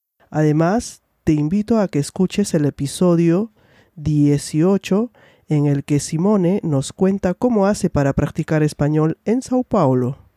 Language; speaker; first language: Spanish; native; Spanish